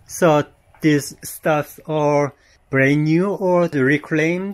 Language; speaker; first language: English; non-native, learner; Korean